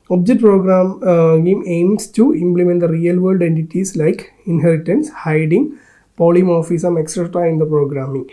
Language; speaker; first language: English; non-native, local second language; Malayalam